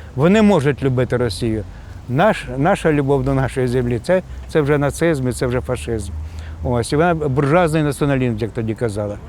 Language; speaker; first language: Ukrainian; native; Ukrainian